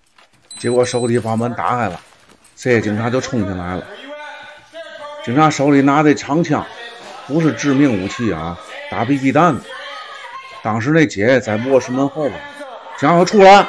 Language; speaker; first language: Chinese; native; Chinese